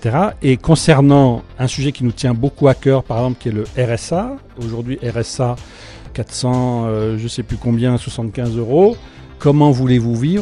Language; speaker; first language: French; native; French